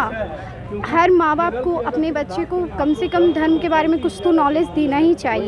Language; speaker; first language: Hindi; native; Hindi